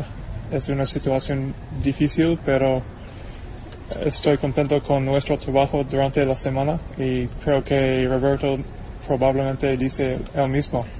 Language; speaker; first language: Spanish; non-native, fluent; English